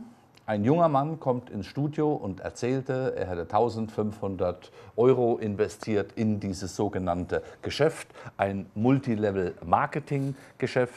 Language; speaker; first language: German; native; German